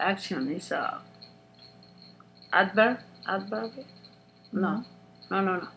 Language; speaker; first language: English; non-native, learner; Spanish